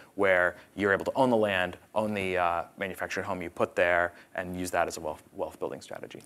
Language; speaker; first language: English; native; English